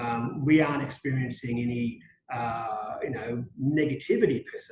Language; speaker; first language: English; native; English